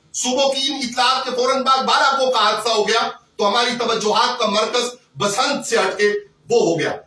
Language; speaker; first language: Urdu; non-native, local second language; Pahari-Potwari